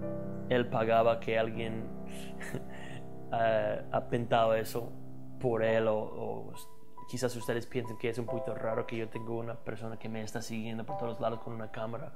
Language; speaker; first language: Spanish; non-native, fluent; English